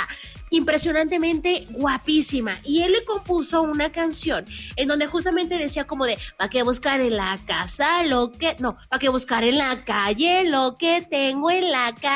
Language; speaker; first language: Spanish; native; Spanish